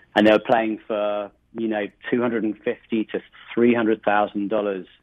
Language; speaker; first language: English; native; English